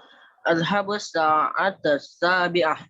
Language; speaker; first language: Arabic; non-native, learner; Indonesian